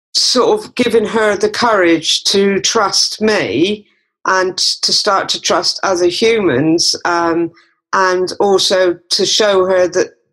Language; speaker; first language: English; native; English